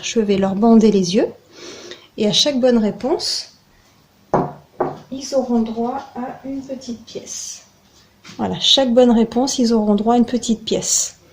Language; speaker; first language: French; native; French